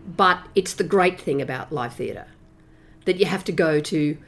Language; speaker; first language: English; native; English